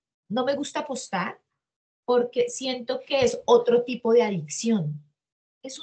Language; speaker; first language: Spanish; native; Spanish